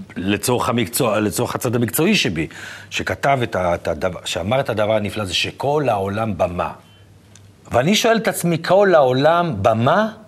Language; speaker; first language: Hebrew; native; Hebrew